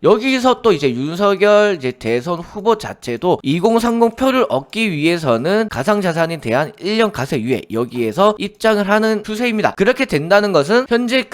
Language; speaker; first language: Korean; native; Korean